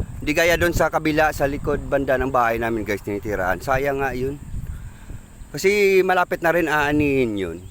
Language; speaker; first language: Filipino; non-native, local second language; Cebuano